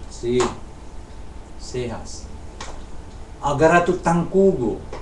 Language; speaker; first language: Spanish; non-native, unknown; Chavacano